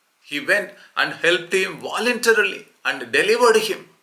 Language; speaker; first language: English; non-native, local second language; Tamil